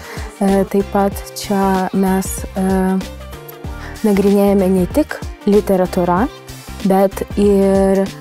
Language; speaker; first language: Lithuanian; non-native, local second language; Polish